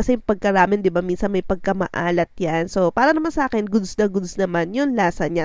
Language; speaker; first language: Filipino; native; Filipino